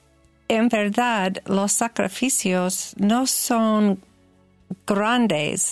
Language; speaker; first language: Spanish; non-native, learner; English